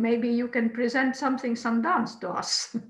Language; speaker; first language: English; non-native, fluent; Croatian